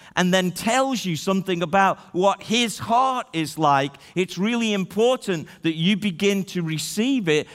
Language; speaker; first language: English; native; English